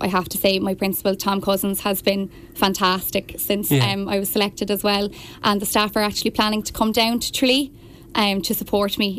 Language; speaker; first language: English; native; English